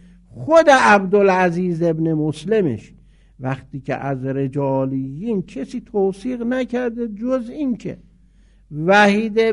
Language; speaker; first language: Persian; native; Persian